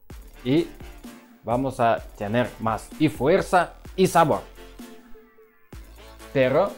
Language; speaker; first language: Spanish; non-native, learner; Russian